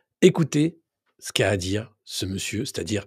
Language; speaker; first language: French; native; French